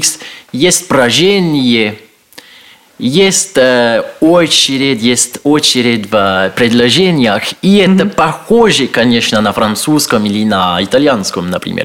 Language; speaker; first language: Russian; non-native, learner; French